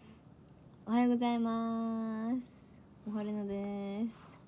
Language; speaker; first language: Japanese; native; Japanese